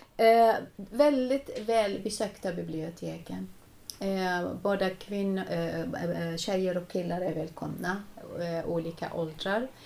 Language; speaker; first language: Swedish; non-native, fluent; Arabic